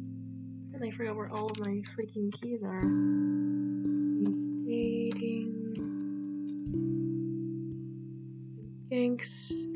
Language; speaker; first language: English; native; English